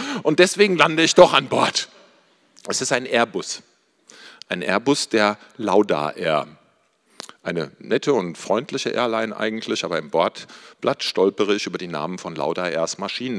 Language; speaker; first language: German; native; German